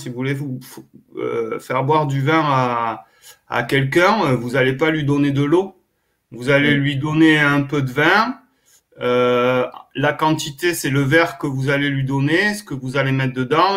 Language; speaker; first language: French; native; French